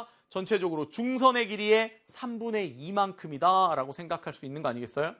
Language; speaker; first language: Korean; native; Korean